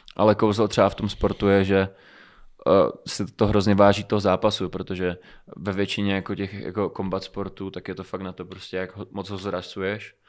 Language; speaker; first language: Czech; early bilingual, other home language; Romanian